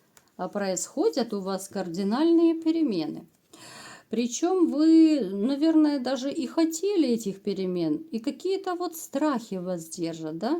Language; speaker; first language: Russian; native; Russian